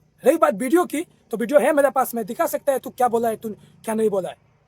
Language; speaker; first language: Hindi; non-native, local second language; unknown